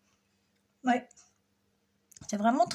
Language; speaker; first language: French; native; French